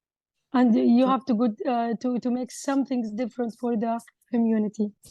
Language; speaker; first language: English; non-native, learner; Arabic